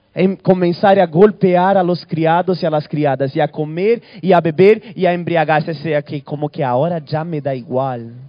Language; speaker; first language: Spanish; early bilingual, other home language; Portuguese